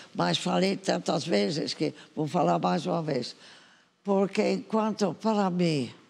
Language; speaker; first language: Portuguese; non-native, fluent; English